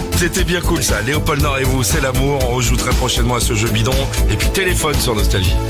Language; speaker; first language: French; native; French